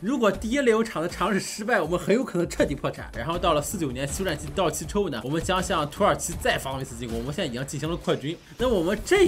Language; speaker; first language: Chinese; native; Chinese